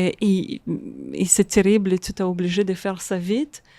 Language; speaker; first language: French; non-native, fluent; Russian